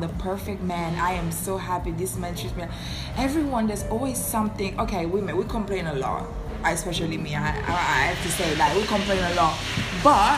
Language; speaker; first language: English; non-native, fluent; Seselwa Creole French